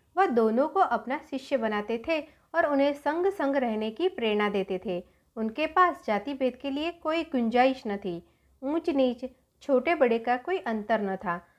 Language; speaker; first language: Hindi; non-native, local second language; Gujarati